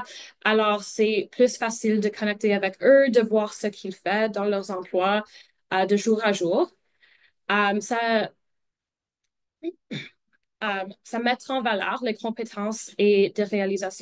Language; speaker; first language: French; non-native, local second language; English